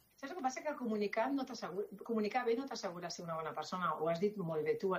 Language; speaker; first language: Catalan; non-native, local second language; Spanish